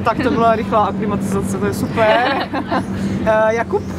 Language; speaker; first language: Czech; native; Czech